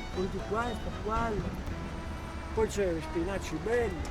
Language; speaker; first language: Italian; native; Italian